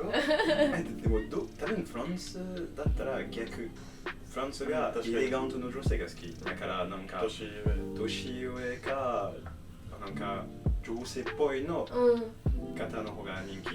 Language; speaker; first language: Japanese; non-native, fluent; French